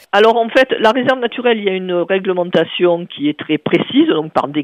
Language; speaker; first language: French; native; French